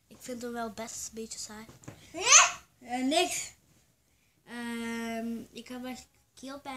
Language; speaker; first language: Dutch; early bilingual, other home language; Turkish